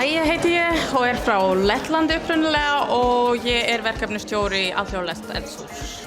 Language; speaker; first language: Icelandic; non-native, fluent; Latvian